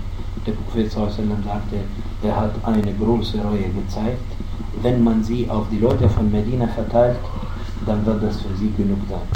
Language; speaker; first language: German; non-native, fluent; Arabic